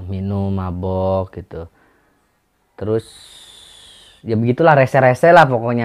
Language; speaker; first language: Indonesian; non-native, local second language; Sundanese